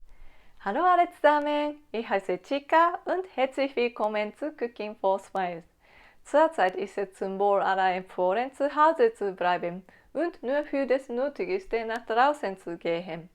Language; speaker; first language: German; non-native, fluent; Japanese